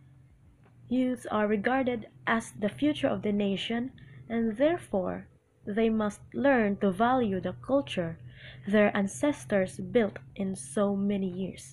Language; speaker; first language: English; non-native, local second language; Cebuano